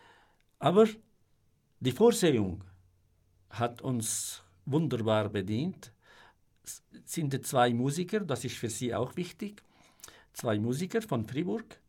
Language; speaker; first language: German; non-native, fluent; Arabic